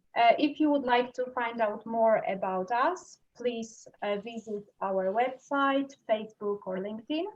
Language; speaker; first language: English; non-native, fluent; Polish